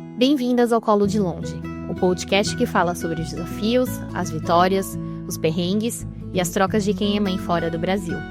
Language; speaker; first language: Portuguese; native; Portuguese